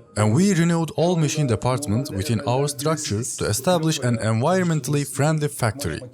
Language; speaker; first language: English; non-native, fluent; Turkish